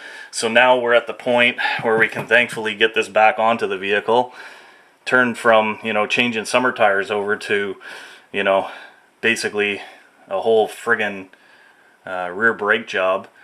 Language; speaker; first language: English; native; English